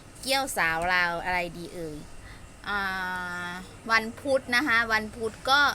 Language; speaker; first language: Thai; non-native, local second language; Lao